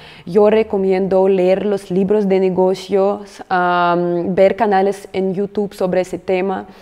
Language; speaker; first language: Spanish; non-native, fluent; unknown